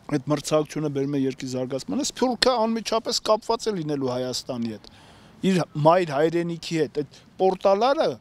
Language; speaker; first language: Armenian; native; Armenian